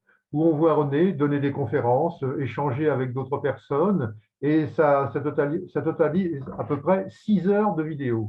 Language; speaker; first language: French; native; French